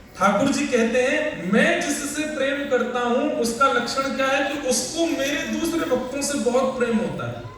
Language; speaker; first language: Hindi; native; Hindi